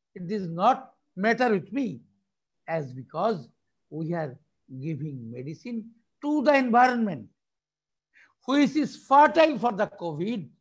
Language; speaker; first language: English; non-native, local second language; Bangla